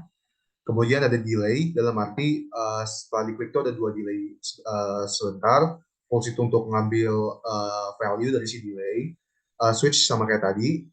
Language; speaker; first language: Indonesian; native; Indonesian